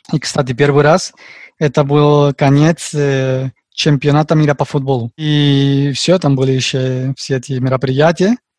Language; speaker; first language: Russian; non-native, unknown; Spanish